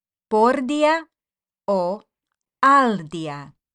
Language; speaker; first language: Spanish; non-native, fluent; English